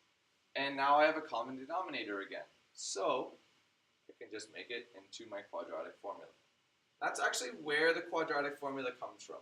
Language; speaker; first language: English; native; English